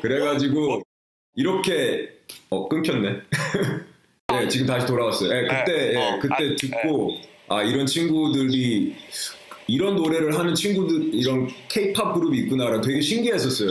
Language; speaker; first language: Korean; early bilingual, heritage; Korean